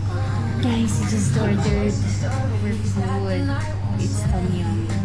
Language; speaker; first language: English; non-native, local second language; Filipino